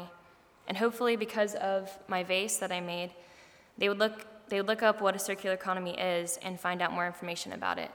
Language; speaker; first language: English; native; English